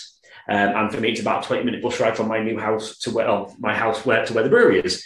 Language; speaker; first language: English; native; English